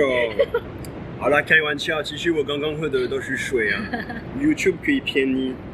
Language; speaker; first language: Chinese; non-native, fluent; French